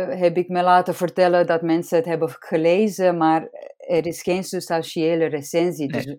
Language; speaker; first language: Dutch; non-native, fluent; Romanian